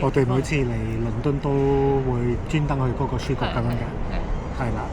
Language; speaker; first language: Cantonese; early bilingual, heritage; Cantonese